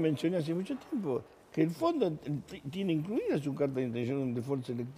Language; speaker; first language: Spanish; native; Spanish